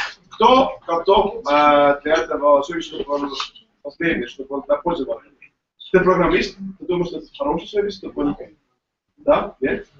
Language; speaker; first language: Russian; non-native, learner; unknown